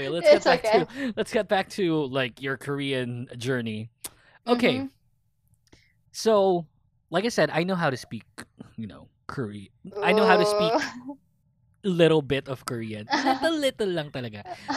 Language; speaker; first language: English; non-native, local second language; Filipino